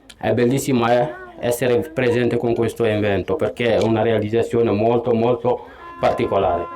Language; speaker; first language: Italian; non-native, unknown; Fula